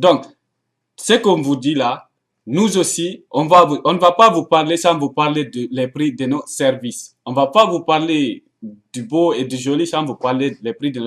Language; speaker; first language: French; non-native, local second language; Arabic